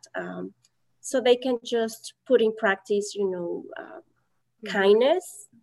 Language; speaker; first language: English; non-native, fluent; Spanish